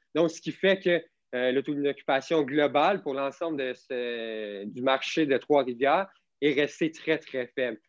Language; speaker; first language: French; native; French